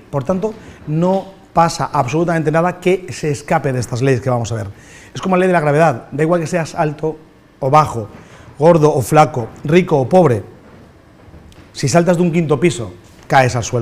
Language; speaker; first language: Spanish; native; Spanish